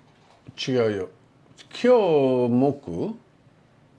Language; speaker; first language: Japanese; non-native, learner; English